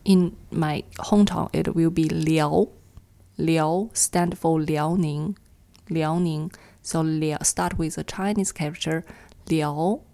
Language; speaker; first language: English; non-native, fluent; Chinese